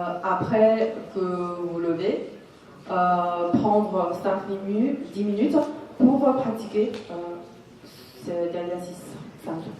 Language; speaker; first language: French; non-native, fluent; Chinese